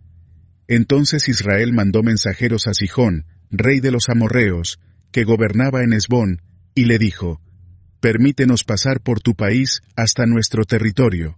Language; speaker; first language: Spanish; native; Spanish